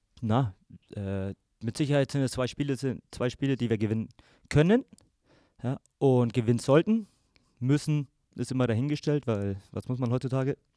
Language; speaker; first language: German; native; German